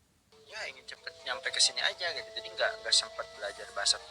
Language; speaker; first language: Indonesian; native; Indonesian